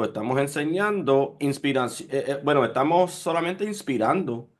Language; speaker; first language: Spanish; early bilingual, heritage; Spanish